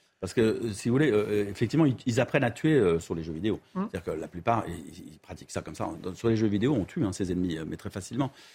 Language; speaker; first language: French; native; French